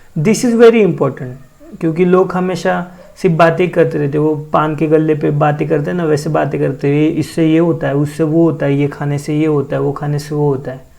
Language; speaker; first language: Hindi; non-native, local second language; Marathi